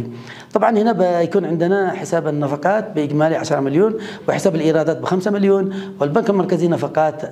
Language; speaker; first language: Arabic; native; Arabic